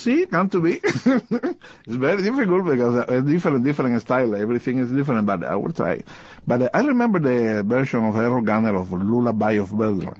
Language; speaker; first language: English; non-native, learner; Spanish